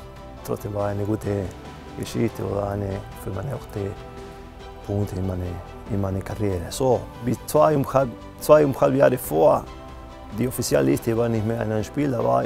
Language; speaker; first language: German; non-native, fluent; Spanish